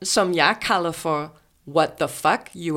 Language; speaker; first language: Danish; non-native, fluent; English